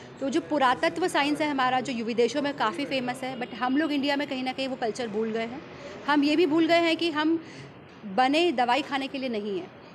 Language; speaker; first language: Hindi; native; Hindi